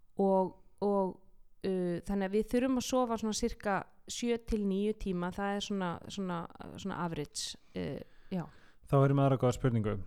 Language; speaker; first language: Icelandic; native; Icelandic